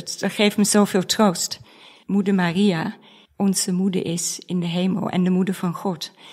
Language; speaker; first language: Dutch; non-native, fluent; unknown